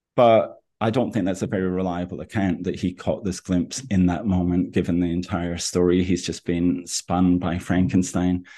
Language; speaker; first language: English; native; English